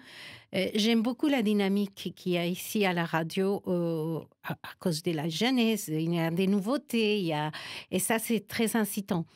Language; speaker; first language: French; non-native, fluent; Spanish